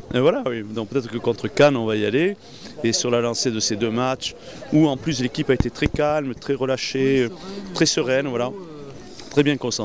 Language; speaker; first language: French; native; French